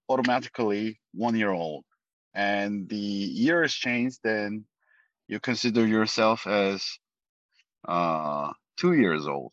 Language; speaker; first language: English; non-native, fluent; Korean